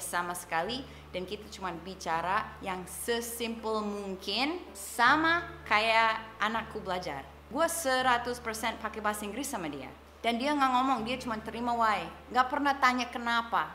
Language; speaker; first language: Indonesian; non-native, fluent; English